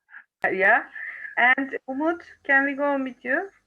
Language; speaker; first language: English; non-native, fluent; Turkish